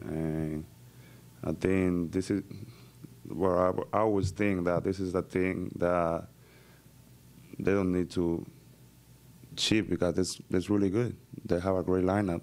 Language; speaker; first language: English; non-native, fluent; Spanish